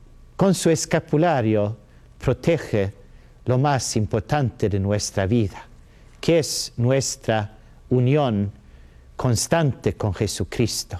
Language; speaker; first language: Spanish; non-native, learner; Swedish